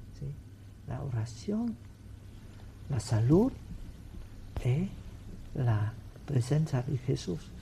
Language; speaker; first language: Spanish; non-native, learner; Vietnamese